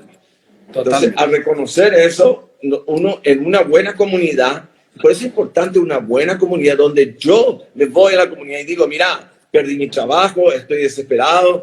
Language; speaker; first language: Spanish; native; Spanish